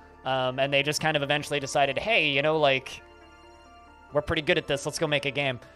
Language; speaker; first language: English; native; English